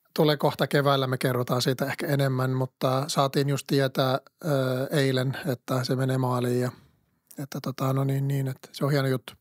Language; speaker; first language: Finnish; non-native, fluent; Arabic